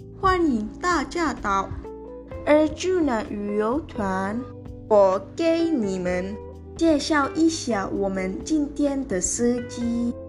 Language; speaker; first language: Chinese; non-native, learner; Indonesian